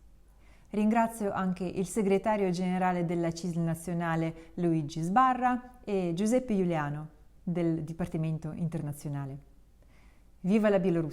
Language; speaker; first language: Italian; non-native, fluent; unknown